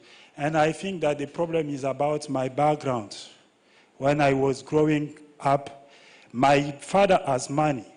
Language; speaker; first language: English; non-native, learner; French